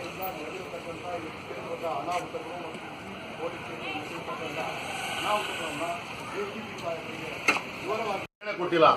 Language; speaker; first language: Kannada; native; Kannada